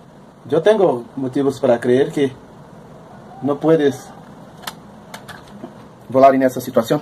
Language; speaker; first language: Spanish; non-native, learner; Portuguese